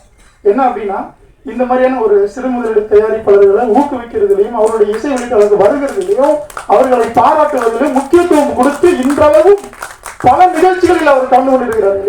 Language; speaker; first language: Tamil; native; Tamil